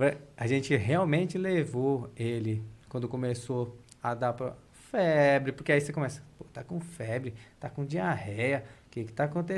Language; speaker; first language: Portuguese; native; Portuguese